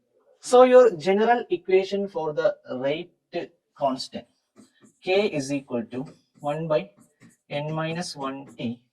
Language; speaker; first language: English; non-native, local second language; Malayalam